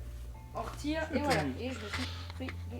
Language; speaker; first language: French; native; French